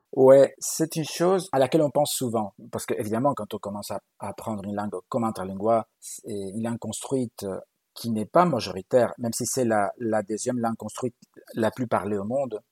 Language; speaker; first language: French; non-native, fluent; Galician